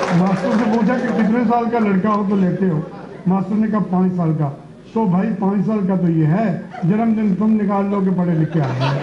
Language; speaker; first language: Urdu; non-native, local second language; Punjabi